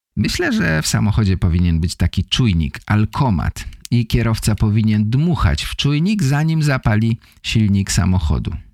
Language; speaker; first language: Polish; native; Polish